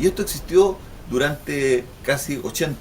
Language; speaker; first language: Spanish; native; Spanish